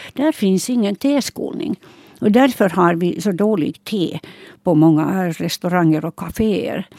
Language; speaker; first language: Swedish; non-native, local second language; Finnish